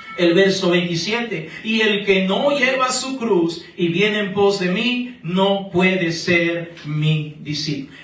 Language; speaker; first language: Spanish; native; Spanish